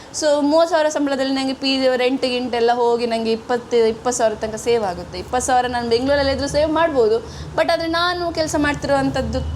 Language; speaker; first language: Kannada; native; Kannada